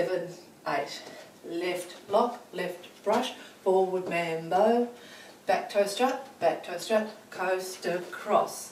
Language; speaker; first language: English; native; English